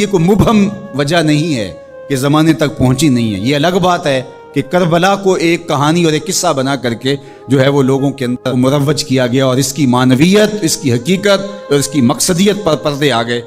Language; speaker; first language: Urdu; native; Urdu